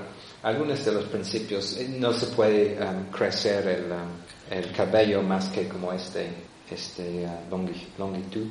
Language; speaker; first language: Spanish; non-native, fluent; English